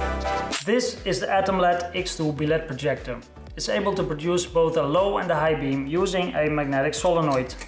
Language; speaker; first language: English; non-native, fluent; Dutch